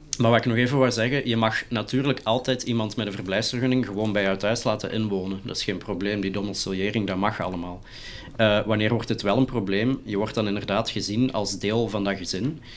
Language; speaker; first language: Dutch; native; Dutch